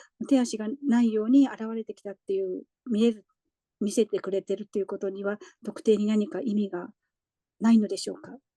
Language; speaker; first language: Japanese; native; Japanese